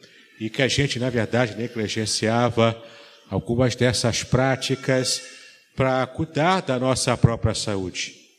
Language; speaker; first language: Portuguese; native; Portuguese